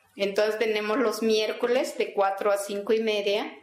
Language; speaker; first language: Spanish; non-native, local second language; Tzeltal